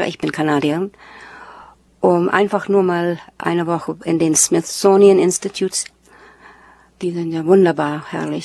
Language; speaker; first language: German; early bilingual, heritage; German